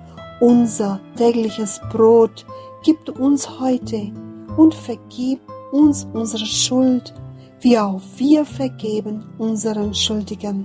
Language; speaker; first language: German; non-native, fluent; Portuguese